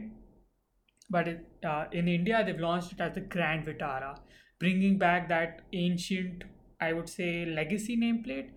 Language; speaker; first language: English; non-native, local second language; Hindi